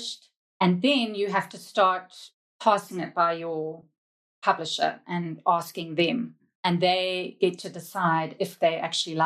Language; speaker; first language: English; native; English